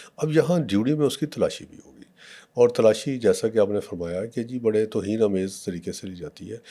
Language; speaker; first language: Urdu; non-native, local second language; Punjabi